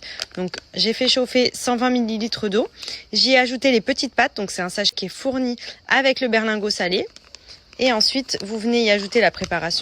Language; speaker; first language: French; native; French